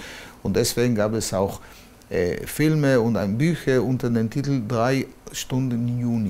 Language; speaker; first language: German; non-native, fluent; Hebrew